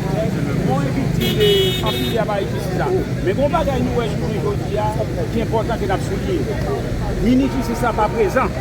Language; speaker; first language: French; non-native, local second language; Haitian Creole